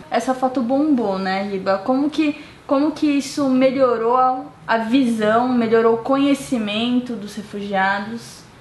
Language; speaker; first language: Portuguese; native; Portuguese